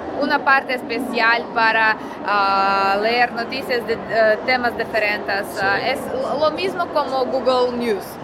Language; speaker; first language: Spanish; non-native, learner; Russian